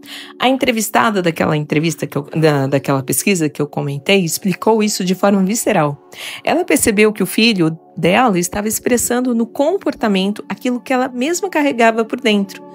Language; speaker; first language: Portuguese; native; Portuguese